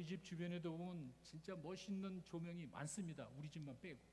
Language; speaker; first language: Korean; native; Korean